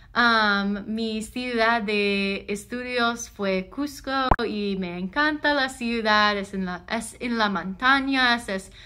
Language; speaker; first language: Spanish; non-native, learner; English